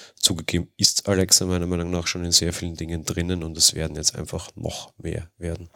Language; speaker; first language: German; native; German